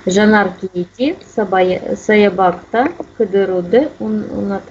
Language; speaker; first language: Kazakh; non-native, learner; Russian